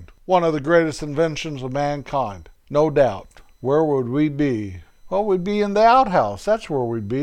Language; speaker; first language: English; native; English